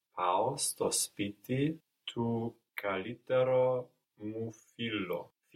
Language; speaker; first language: Greek; non-native, learner; English